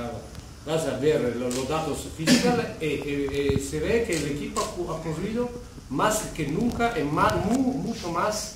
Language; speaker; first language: Spanish; non-native, fluent; Italian